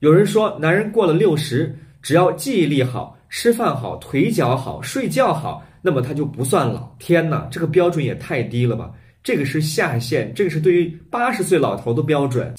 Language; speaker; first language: Chinese; native; Chinese